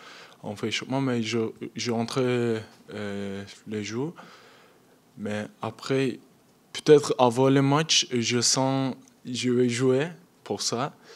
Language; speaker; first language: French; non-native, learner; Turkish